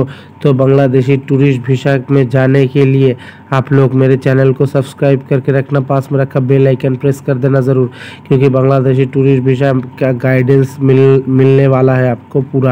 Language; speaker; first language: Hindi; non-native, local second language; Bangla